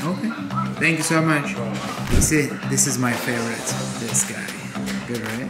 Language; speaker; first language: English; non-native, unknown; Turkish